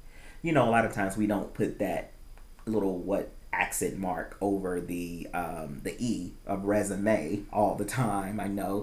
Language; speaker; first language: English; native; English